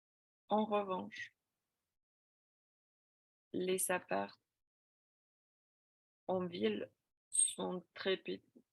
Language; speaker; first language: French; non-native, fluent; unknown